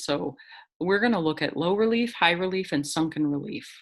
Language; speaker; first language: English; native; English